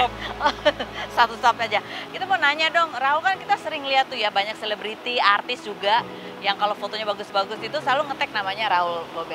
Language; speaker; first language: Indonesian; native; Indonesian